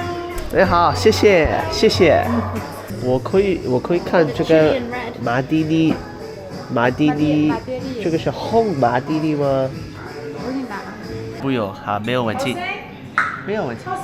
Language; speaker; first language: Chinese; non-native, learner; English